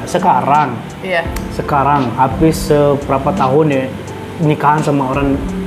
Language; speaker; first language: Indonesian; non-native, learner; Arabic